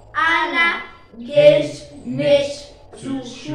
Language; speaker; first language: German; non-native, learner; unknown